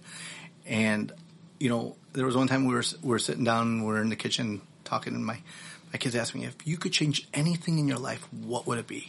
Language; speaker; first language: English; early bilingual, other home language; Filipino